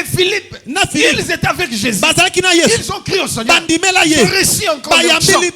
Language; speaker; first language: French; non-native, local second language; Lingala